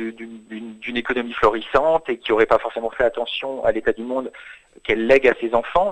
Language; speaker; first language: French; native; French